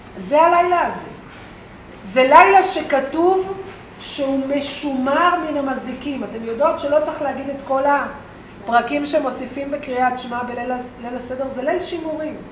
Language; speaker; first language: Hebrew; native; Hebrew